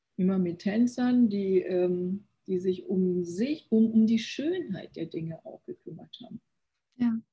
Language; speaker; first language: German; early bilingual, other home language; Korean